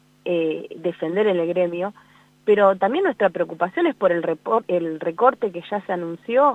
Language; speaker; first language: Spanish; native; Spanish